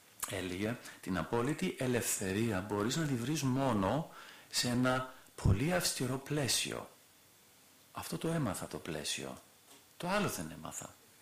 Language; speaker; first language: Greek; non-native, fluent; German